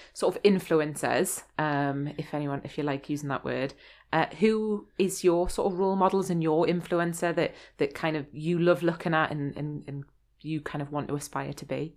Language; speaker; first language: English; native; English